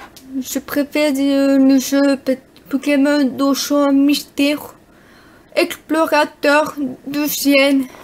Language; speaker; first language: French; non-native, learner; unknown